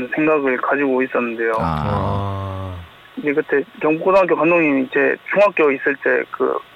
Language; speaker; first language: Korean; native; Korean